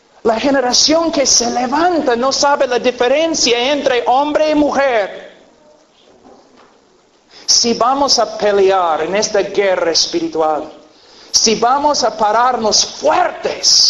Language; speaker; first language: Spanish; non-native, fluent; English